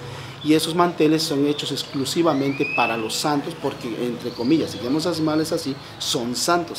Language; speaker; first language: Spanish; native; Spanish